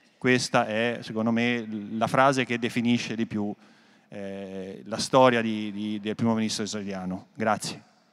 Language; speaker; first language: Italian; native; Italian